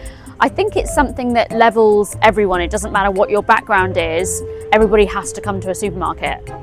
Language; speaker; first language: English; native; English